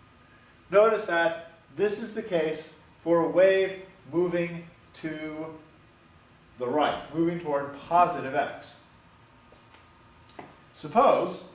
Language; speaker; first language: English; native; English